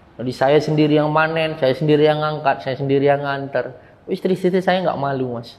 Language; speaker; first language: Indonesian; early bilingual, heritage; Indonesian